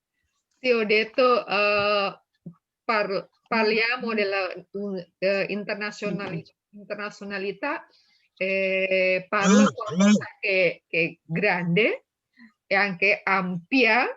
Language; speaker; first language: Italian; non-native, fluent; Indonesian